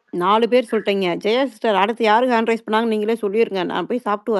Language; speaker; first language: Tamil; native; Tamil